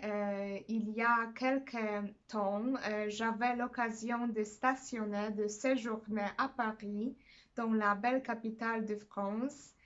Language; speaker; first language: French; non-native, fluent; Polish